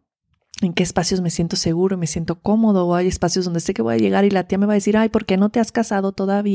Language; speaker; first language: Spanish; native; Spanish